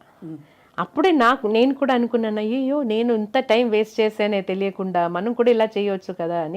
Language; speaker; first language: Telugu; non-native, fluent; Malayalam